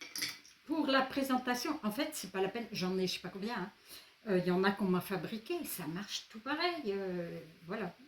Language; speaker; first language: French; native; French